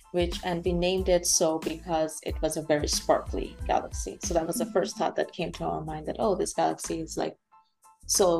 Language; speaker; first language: English; non-native, local second language; Bangla